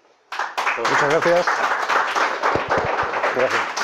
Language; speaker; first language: Spanish; native; Spanish